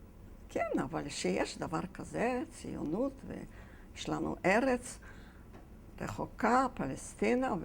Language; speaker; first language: Hebrew; non-native, fluent; Yiddish